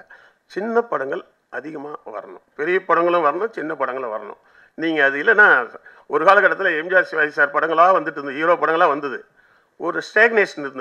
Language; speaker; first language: Tamil; native; Tamil